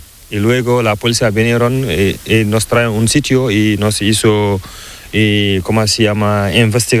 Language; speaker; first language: Spanish; non-native, learner; Fula